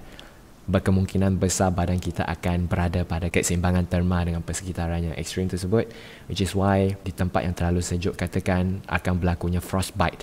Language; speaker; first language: Malay; native; Malay